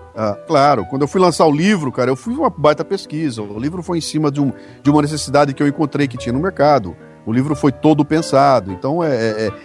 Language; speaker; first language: Portuguese; native; Portuguese